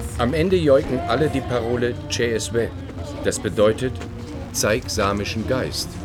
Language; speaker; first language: German; native; German